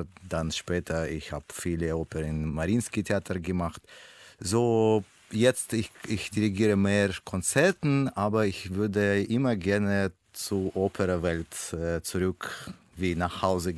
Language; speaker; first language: German; non-native, learner; Russian